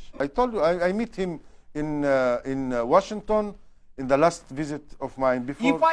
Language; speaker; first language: English; non-native, learner; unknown